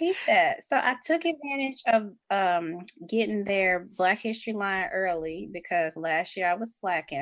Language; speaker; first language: English; native; English